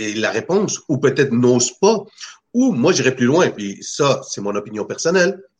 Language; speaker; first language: French; non-native, fluent; Spanish